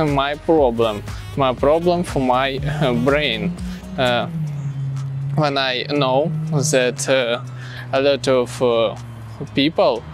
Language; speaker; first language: English; non-native, learner; Russian